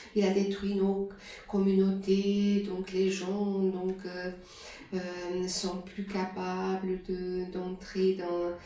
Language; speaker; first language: French; non-native, fluent; German